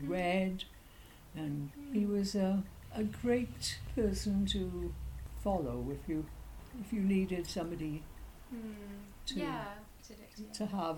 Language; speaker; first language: English; native; English